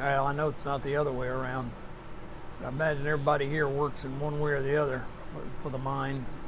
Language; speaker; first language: English; native; English